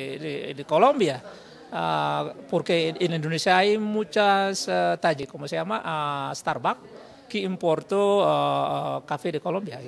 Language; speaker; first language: Spanish; non-native, learner; Indonesian